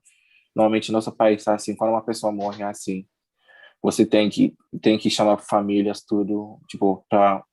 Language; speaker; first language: Portuguese; non-native, learner; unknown